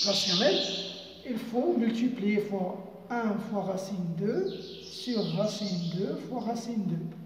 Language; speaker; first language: French; non-native, local second language; Arabic